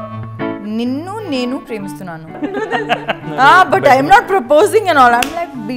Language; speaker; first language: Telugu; non-native, learner; Hindi